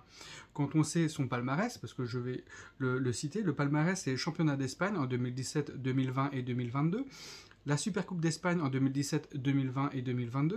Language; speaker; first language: French; native; French